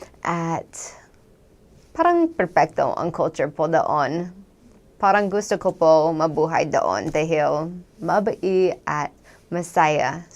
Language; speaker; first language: Filipino; non-native, learner; English